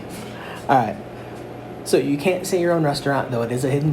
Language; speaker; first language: English; native; English